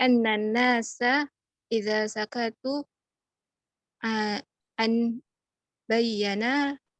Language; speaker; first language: Arabic; non-native, learner; Indonesian